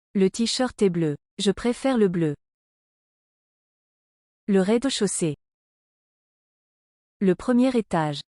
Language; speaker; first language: French; non-native, learner; English